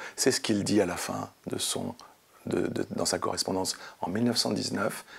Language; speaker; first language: French; native; French